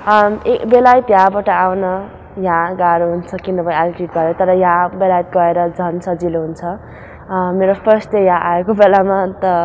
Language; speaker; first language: Nepali; early bilingual, heritage; Nepali